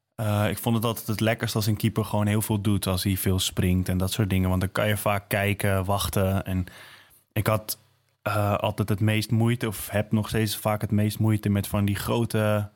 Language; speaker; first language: Dutch; native; Dutch